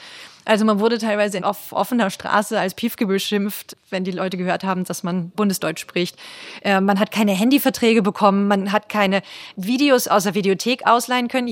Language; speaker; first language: German; native; German